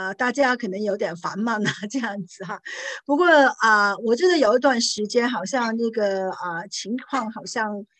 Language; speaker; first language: Chinese; non-native, local second language; Cantonese